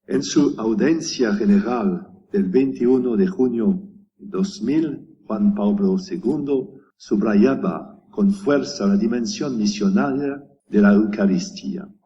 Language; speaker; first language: Spanish; non-native, learner; French